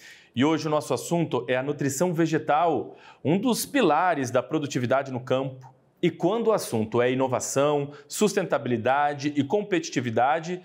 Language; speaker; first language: Portuguese; native; Portuguese